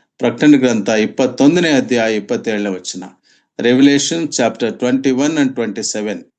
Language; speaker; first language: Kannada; non-native, local second language; Telugu